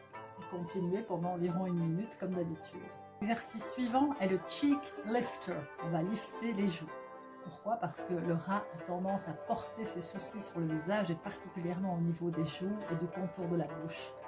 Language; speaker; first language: French; native; French